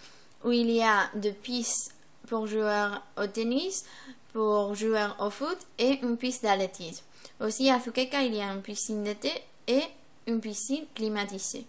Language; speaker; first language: French; non-native, learner; Spanish